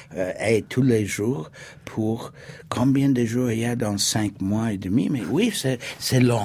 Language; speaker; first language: French; non-native, fluent; English